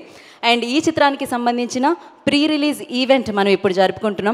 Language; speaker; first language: Telugu; native; Telugu